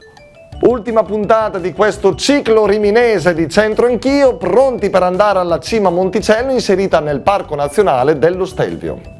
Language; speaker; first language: Italian; native; Italian